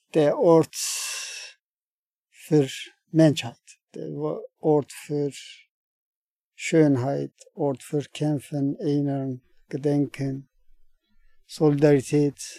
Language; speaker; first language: German; non-native, learner; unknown